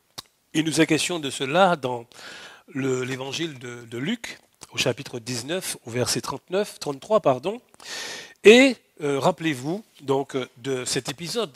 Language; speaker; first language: French; native; French